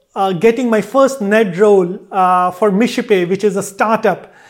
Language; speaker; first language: English; non-native, local second language; Hindi